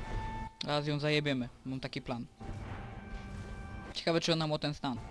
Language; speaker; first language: Polish; native; Polish